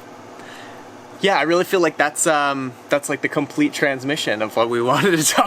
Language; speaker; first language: English; native; English